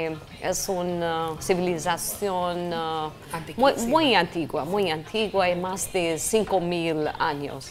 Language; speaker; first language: Spanish; non-native, fluent; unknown